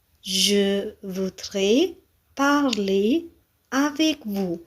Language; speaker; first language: French; non-native, fluent; Tamil